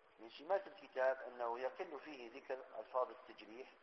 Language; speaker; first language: Arabic; native; Arabic